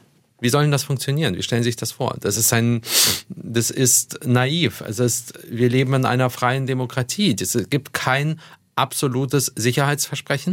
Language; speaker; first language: German; early bilingual, other home language; Russian